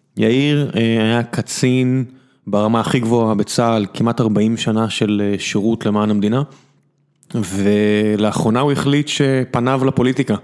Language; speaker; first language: Hebrew; native; Hebrew